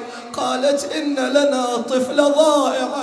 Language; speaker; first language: Arabic; native; Arabic